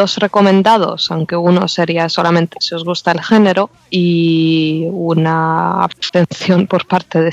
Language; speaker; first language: Spanish; native; Spanish